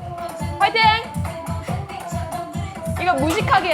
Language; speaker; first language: Korean; native; Korean